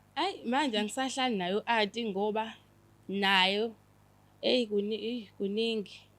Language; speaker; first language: Zulu; native; Zulu